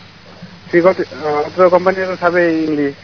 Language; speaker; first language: Spanish; non-native, learner; Bangla